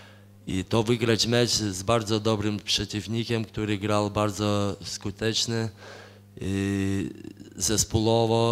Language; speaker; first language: Polish; non-native, fluent; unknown